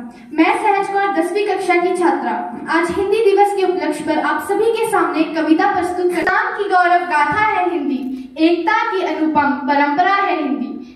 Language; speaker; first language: Hindi; native; Hindi